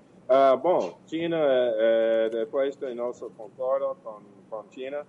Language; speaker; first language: Portuguese; non-native, learner; English